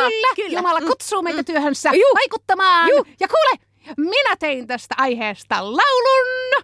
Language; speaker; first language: Finnish; native; Finnish